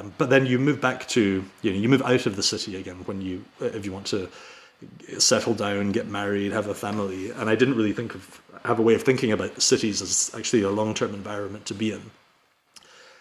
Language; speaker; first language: English; native; English